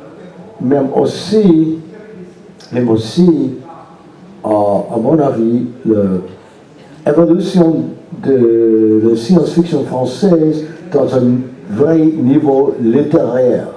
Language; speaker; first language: French; non-native, learner; English